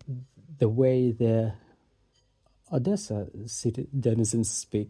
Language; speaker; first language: English; non-native, fluent; Russian